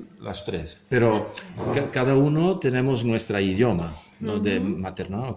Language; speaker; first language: Spanish; non-native, fluent; Dutch